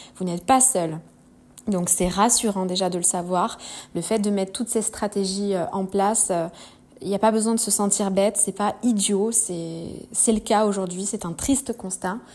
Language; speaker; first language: French; native; French